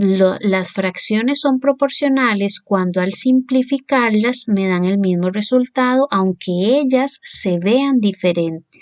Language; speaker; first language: Spanish; native; Spanish